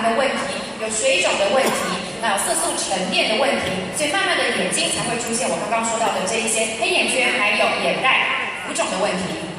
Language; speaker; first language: Chinese; native; Chinese